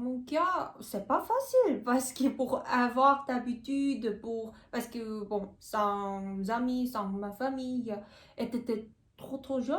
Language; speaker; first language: French; non-native, learner; Korean